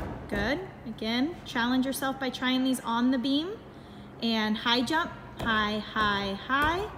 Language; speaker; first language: English; native; English